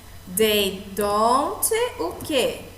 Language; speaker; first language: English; non-native, fluent; Portuguese